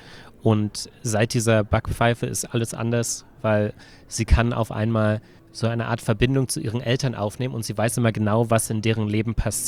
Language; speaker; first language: German; native; German